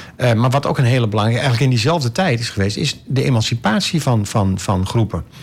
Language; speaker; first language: Dutch; native; Dutch